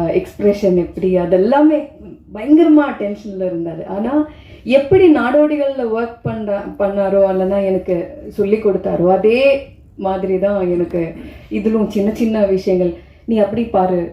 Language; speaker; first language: Tamil; non-native, fluent; Malayalam